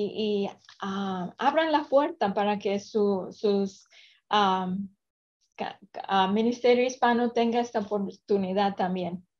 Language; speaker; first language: Spanish; early bilingual, other home language; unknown